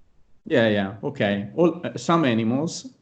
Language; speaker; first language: English; non-native, fluent; Italian